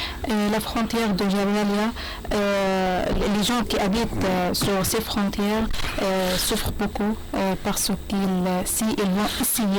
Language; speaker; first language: French; non-native, learner; Arabic